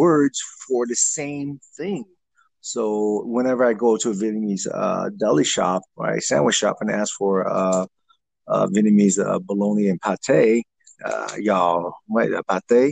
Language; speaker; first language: English; early bilingual, other home language; Vietnamese